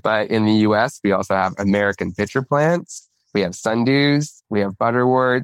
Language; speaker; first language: English; native; English